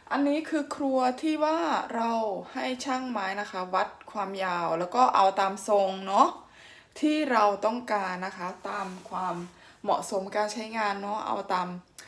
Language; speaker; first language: Thai; native; Thai